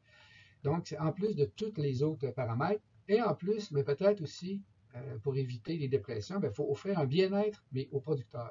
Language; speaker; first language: French; native; French